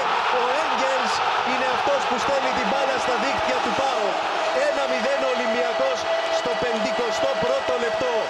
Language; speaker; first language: Greek; native; Greek